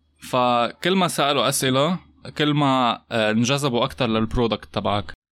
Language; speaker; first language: Arabic; native; Arabic